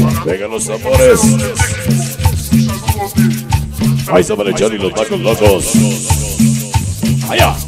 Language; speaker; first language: Spanish; native; Spanish